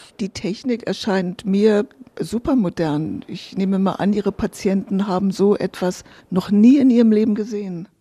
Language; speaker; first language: German; native; German